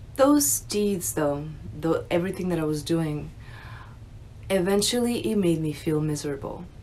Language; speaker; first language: English; early bilingual, other home language; Russian